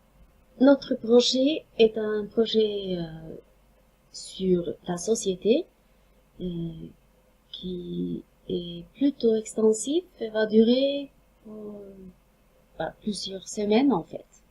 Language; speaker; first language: French; non-native, fluent; Norwegian